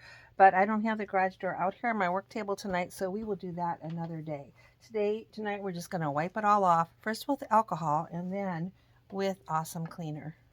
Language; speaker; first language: English; native; English